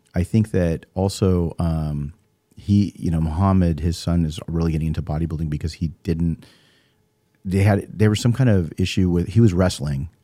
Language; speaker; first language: English; native; English